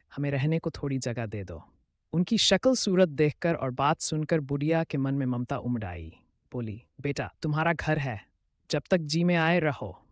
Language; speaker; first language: Hindi; native; Hindi